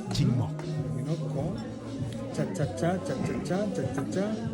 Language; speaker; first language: Korean; non-native, fluent; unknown